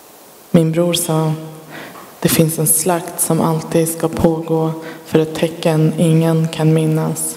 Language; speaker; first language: Swedish; early bilingual, other home language; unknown